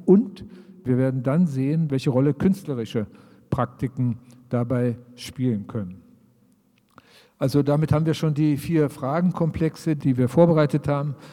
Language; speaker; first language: German; native; German